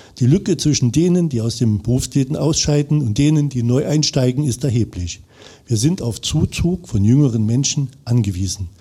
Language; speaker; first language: German; native; German